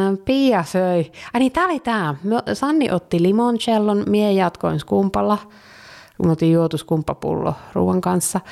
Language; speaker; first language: Finnish; early bilingual, heritage; Finnish